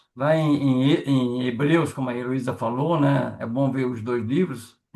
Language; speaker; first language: Portuguese; native; Portuguese